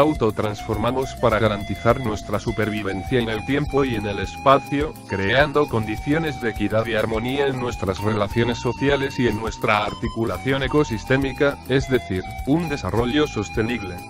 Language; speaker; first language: Spanish; native; Spanish